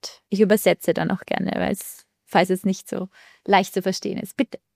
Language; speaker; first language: German; native; German